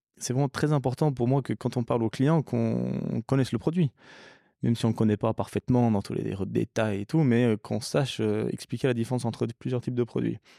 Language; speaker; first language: French; early bilingual, other home language; English